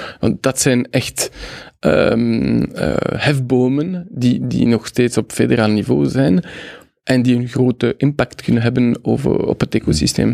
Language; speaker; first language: Dutch; non-native, local second language; French